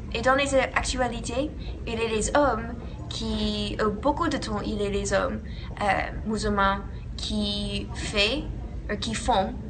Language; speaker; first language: French; non-native, learner; English